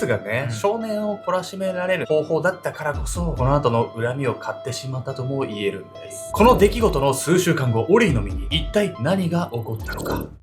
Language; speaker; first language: Japanese; native; Japanese